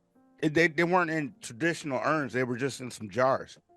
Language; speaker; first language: English; native; English